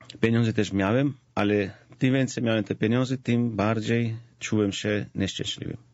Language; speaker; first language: Polish; non-native, fluent; Georgian